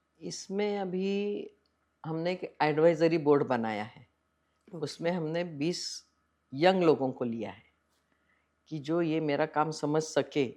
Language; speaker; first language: Hindi; non-native, local second language; Marathi